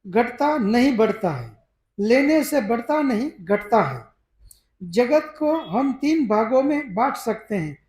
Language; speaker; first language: Hindi; non-native, local second language; Gujarati